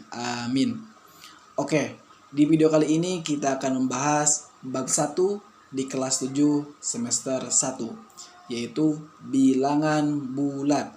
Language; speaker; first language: Indonesian; native; Indonesian